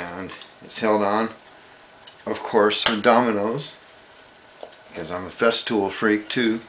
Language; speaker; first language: English; native; English